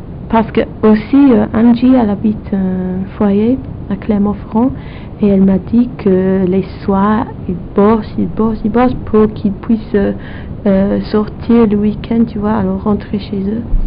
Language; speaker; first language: French; non-native, fluent; English